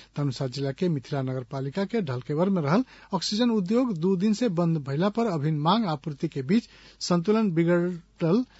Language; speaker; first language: Bhojpuri; non-native, local second language; Nepali